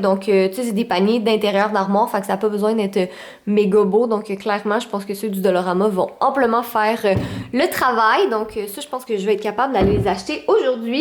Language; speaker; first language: French; native; French